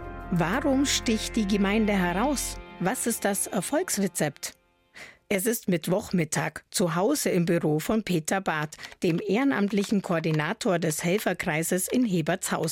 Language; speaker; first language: German; native; German